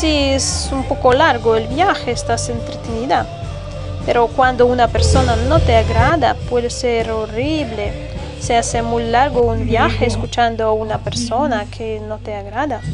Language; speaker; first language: Spanish; non-native, fluent; Russian